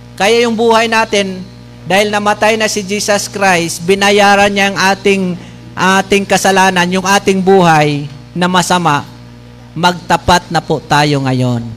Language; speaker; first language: Filipino; non-native, local second language; Bikol